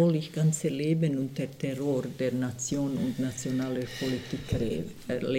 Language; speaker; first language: German; non-native, fluent; Croatian